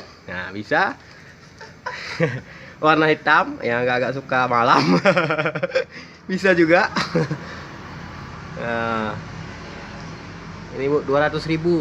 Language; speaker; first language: Indonesian; native; Indonesian